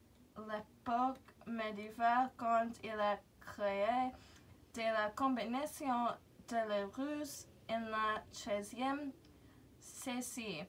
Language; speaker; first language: French; non-native, learner; English